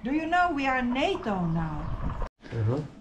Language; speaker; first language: English; non-native, learner; Finnish